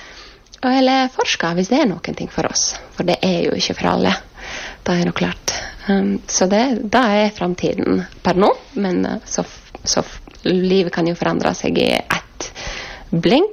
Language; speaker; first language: Norwegian; non-native, fluent; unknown